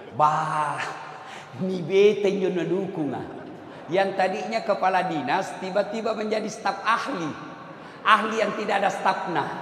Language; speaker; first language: Indonesian; non-native, local second language; Buginese